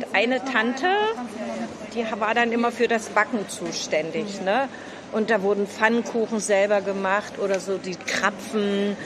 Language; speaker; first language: German; native; German